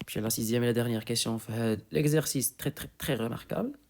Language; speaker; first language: French; non-native, local second language; Arabic